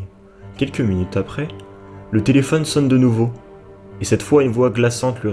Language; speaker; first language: French; native; French